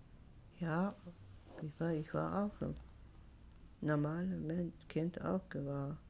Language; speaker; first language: German; non-native, learner; Russian